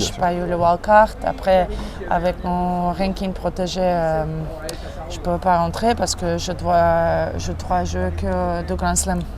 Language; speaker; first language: French; non-native, fluent; Russian